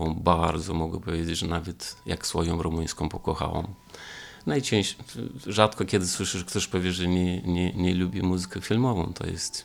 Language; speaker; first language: Polish; non-native, fluent; Romanian